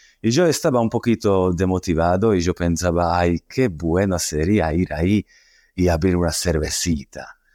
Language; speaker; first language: Spanish; non-native, fluent; Slovak